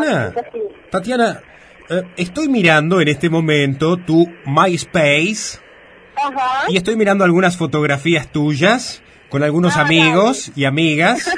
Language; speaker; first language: Spanish; native; Spanish